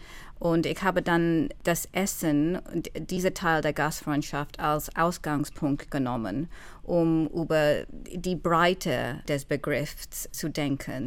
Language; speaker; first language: German; non-native, fluent; English